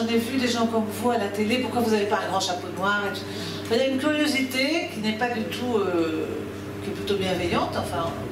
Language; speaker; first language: French; native; French